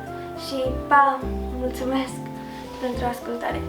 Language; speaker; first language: Romanian; early bilingual, heritage; Romanian